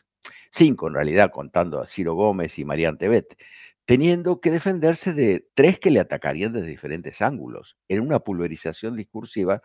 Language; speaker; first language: Spanish; native; Spanish